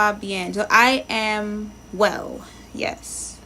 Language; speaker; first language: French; non-native, learner; English